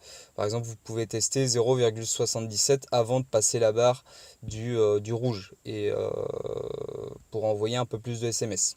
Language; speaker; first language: French; native; French